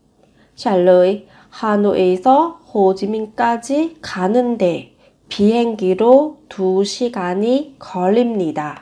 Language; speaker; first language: Korean; non-native, fluent; Vietnamese